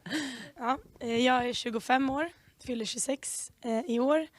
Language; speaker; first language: Swedish; native; Swedish